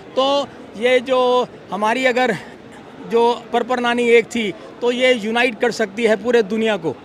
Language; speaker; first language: Hindi; native; Hindi